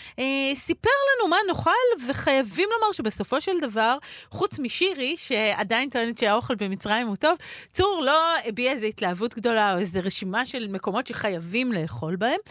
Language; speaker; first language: Hebrew; native; Hebrew